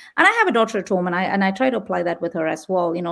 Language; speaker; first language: English; non-native, local second language; Tamil